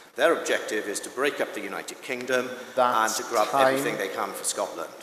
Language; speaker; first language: English; native; English